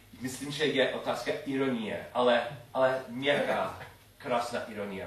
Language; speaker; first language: Czech; non-native, learner; English